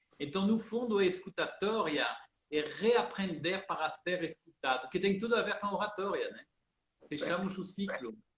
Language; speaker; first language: Portuguese; early bilingual, heritage; Portuguese